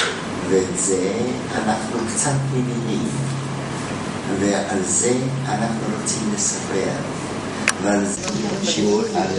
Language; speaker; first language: Hebrew; non-native, fluent; German